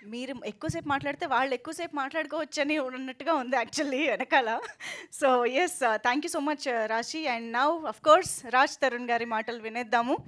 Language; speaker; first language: Telugu; native; Telugu